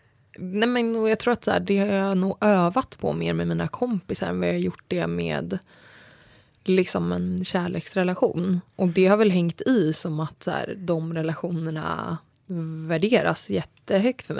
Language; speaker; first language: Swedish; native; Swedish